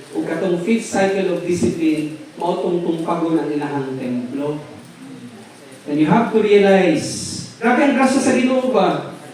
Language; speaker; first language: Cebuano; non-native, local second language; Hiligaynon